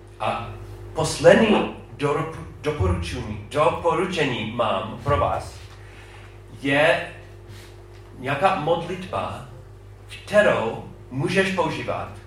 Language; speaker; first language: Czech; non-native, fluent; English